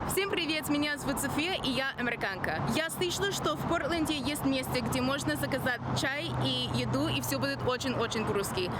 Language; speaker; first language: Russian; non-native, fluent; English